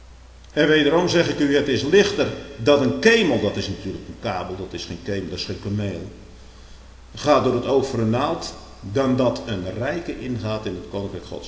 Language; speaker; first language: Dutch; native; Dutch